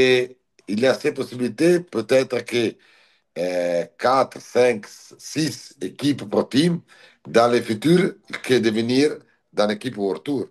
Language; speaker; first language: French; non-native, learner; Italian